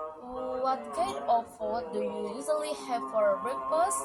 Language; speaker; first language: English; non-native, learner; Indonesian